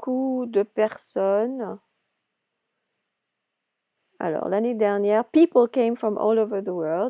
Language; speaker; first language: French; non-native, fluent; English